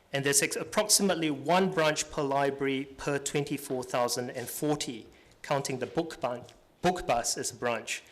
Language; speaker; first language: English; native; English